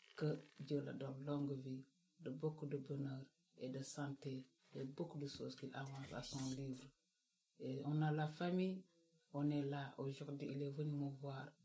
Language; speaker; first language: French; non-native, local second language; Wolof